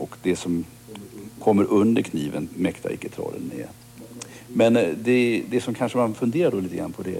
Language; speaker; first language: Swedish; native; Swedish